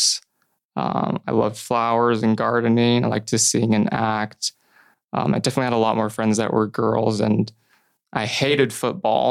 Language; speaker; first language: English; native; English